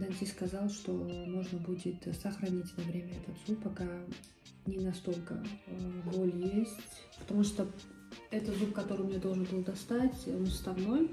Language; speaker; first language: Russian; native; Russian